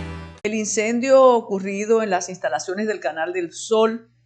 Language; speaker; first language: Spanish; native; Spanish